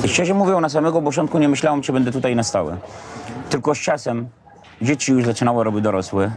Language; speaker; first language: Polish; non-native, fluent; Arabic